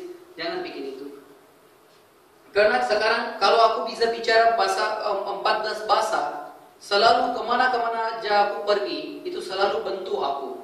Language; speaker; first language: Indonesian; non-native, fluent; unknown